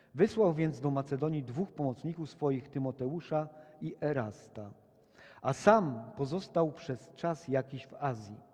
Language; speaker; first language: Polish; native; Polish